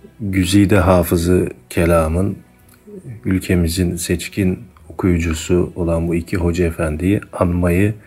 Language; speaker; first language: Turkish; native; Turkish